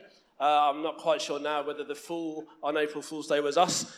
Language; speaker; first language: English; native; English